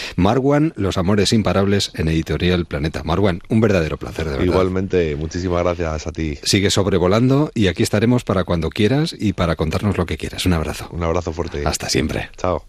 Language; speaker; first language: Spanish; native; Spanish